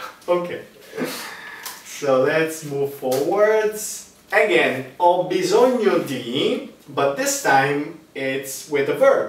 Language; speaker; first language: English; non-native, fluent; Italian